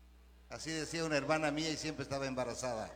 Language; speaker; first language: Spanish; native; Spanish